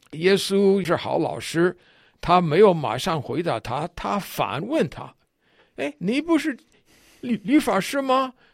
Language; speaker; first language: Chinese; non-native, fluent; English